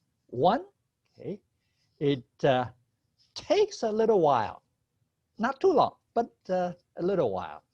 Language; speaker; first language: English; non-native, fluent; Chinese